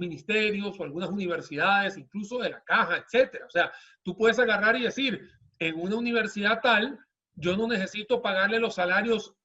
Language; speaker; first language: Spanish; native; Spanish